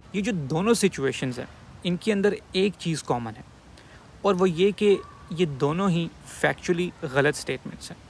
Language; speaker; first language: Urdu; native; Urdu